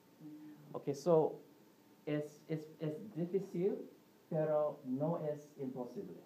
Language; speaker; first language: Spanish; non-native, learner; English